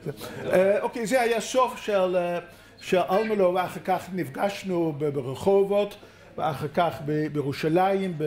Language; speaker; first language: Hebrew; non-native, fluent; Dutch